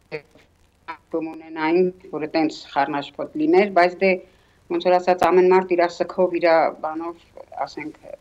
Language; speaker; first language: Armenian; native; Armenian